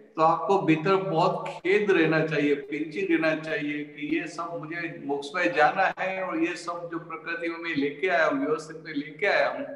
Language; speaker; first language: Hindi; non-native, local second language; Gujarati